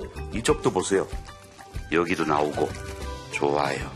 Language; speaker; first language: Korean; non-native, learner; English